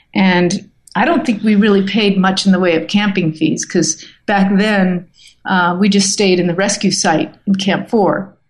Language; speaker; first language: English; native; English